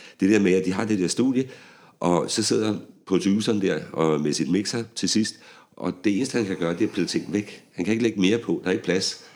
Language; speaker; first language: Danish; native; Danish